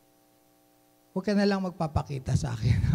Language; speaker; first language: Filipino; native; Filipino